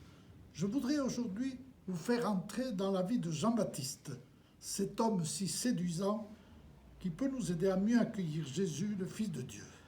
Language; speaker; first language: French; native; French